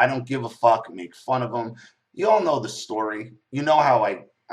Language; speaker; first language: English; native; English